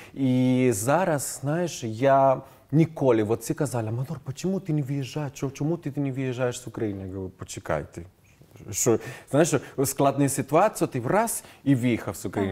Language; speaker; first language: Ukrainian; non-native, fluent; Spanish